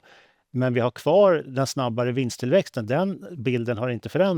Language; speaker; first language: Swedish; native; Swedish